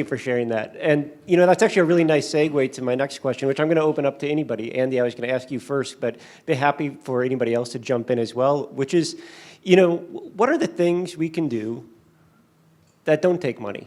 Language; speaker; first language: English; native; English